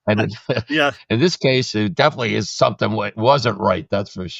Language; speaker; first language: English; native; English